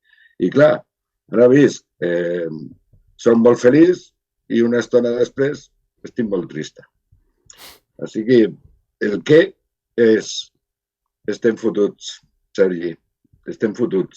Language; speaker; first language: Catalan; non-native, local second language; Spanish